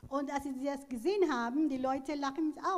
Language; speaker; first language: German; non-native, fluent; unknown